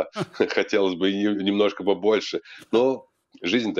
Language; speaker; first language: Russian; non-native, local second language; Latvian